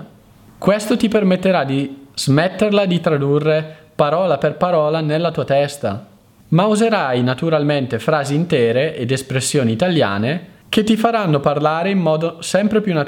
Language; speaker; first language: Italian; native; Italian